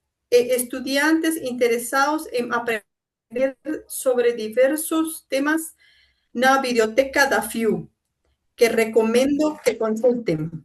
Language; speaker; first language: Portuguese; non-native, fluent; Spanish